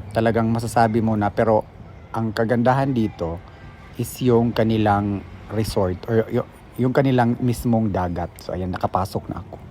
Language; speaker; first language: Filipino; non-native, local second language; Cebuano